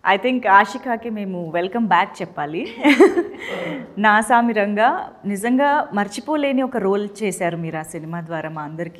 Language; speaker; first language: Telugu; native; Telugu